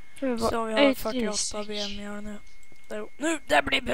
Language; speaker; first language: Swedish; native; Swedish